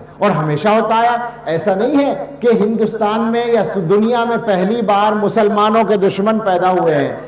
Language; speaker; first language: Urdu; native; Urdu